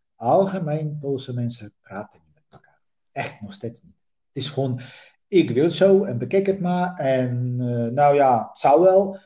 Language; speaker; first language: Dutch; non-native, fluent; Polish